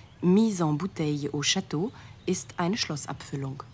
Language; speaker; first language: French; non-native, fluent; German